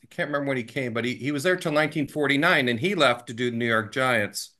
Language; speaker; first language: English; native; English